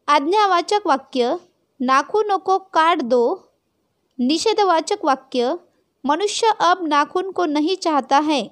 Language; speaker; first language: Hindi; non-native, local second language; Marathi